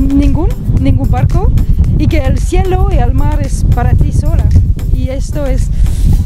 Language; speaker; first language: Spanish; non-native, learner; French